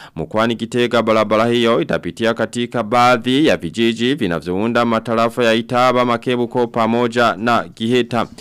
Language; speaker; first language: Swahili; non-native, local second language; Rundi